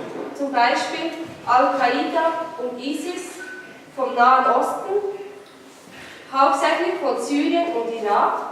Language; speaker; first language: German; non-native, fluent; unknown